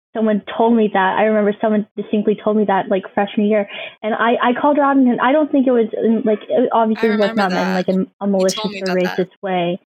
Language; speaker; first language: English; native; English